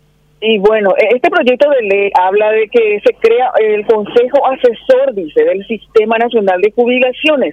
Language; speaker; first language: Spanish; native; Spanish